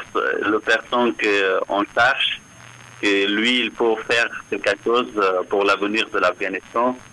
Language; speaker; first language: French; non-native, fluent; Persian